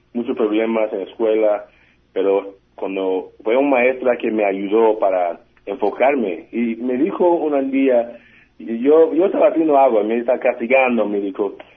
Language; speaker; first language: Spanish; early bilingual, heritage; English